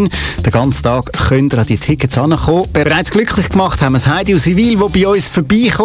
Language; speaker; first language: German; native; German